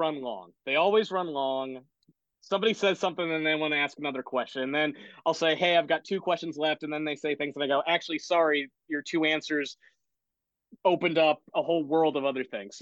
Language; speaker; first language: English; native; English